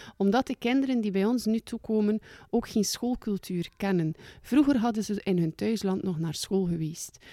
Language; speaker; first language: Dutch; native; Dutch